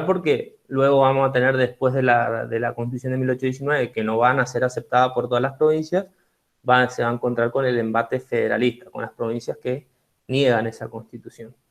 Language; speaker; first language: Spanish; native; Spanish